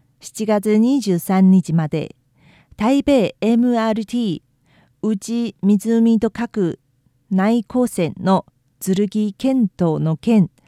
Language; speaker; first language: Japanese; non-native, fluent; Chinese